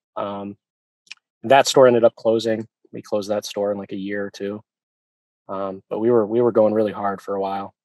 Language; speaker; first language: English; native; English